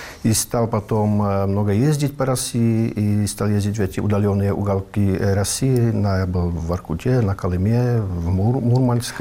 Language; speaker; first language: Russian; non-native, fluent; Czech